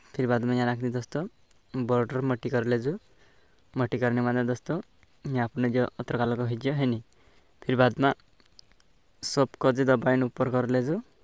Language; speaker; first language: Gujarati; non-native, local second language; Bhili